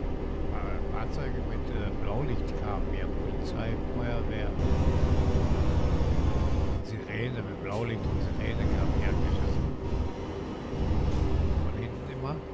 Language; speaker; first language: German; native; German